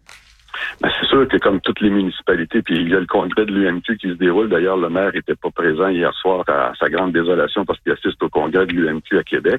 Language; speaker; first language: French; native; French